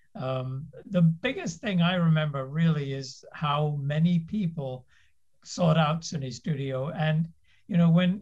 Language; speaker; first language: English; native; English